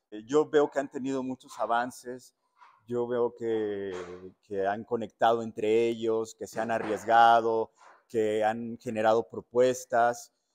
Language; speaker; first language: Spanish; native; Spanish